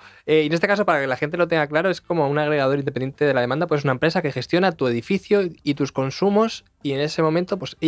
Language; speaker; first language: Spanish; native; Spanish